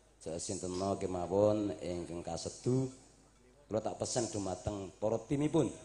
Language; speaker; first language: Javanese; native; Javanese